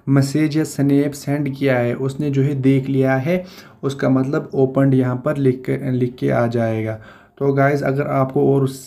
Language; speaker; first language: Hindi; native; Hindi